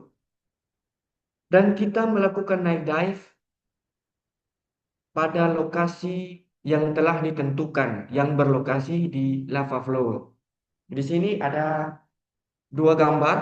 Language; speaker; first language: Indonesian; native; Indonesian